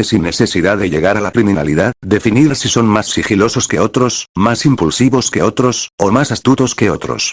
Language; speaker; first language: Spanish; native; Spanish